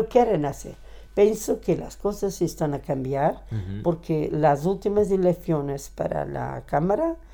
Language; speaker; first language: Spanish; non-native, fluent; Portuguese